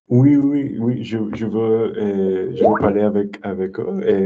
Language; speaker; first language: French; non-native, learner; English